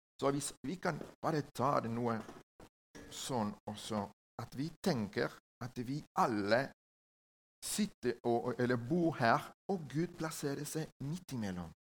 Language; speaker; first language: Norwegian; non-native, learner; Spanish